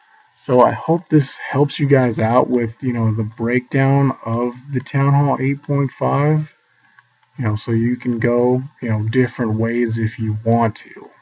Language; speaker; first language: English; native; English